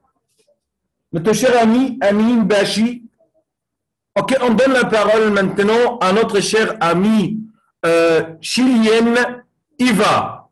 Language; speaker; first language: French; non-native, fluent; Arabic